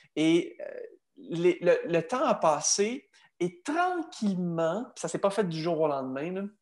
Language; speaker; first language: French; native; French